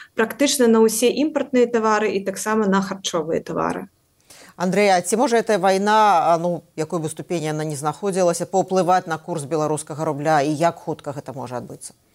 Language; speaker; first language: Belarusian; non-native, local second language; Russian